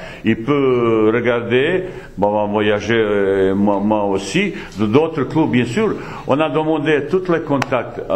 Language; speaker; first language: French; non-native, fluent; Bosnian